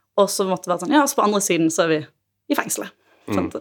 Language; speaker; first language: Norwegian; native; Norwegian